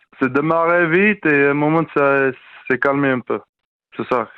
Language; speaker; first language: French; non-native, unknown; Afrikaans